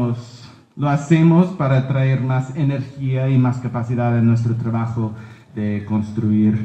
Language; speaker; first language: Spanish; early bilingual, heritage; Spanish